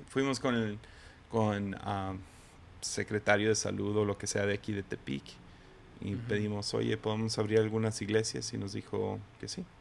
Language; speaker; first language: Spanish; native; Spanish